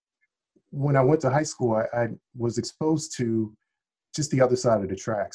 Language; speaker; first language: English; native; English